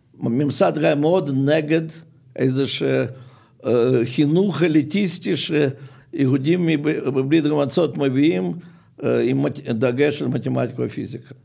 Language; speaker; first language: Hebrew; non-native, fluent; Russian